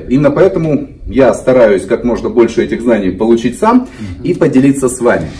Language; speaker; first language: Russian; native; Russian